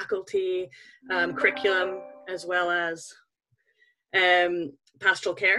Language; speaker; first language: English; native; English